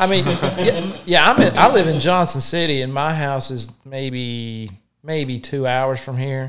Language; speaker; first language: English; native; English